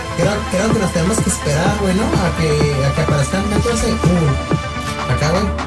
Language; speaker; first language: Spanish; native; Spanish